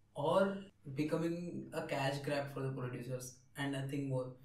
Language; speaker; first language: English; non-native, local second language; Telugu